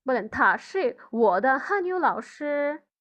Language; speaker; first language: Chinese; non-native, fluent; Bangla